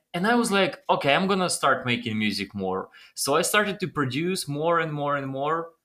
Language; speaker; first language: English; non-native, fluent; Ukrainian